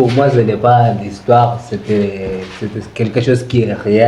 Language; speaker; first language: French; non-native, learner; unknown